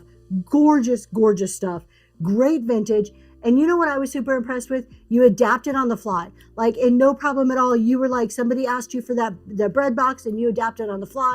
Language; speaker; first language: English; native; English